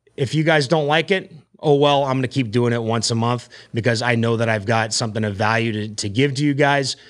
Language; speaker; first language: English; native; English